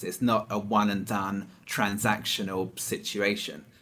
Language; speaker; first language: English; native; English